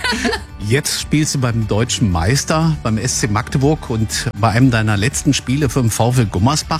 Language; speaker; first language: German; native; German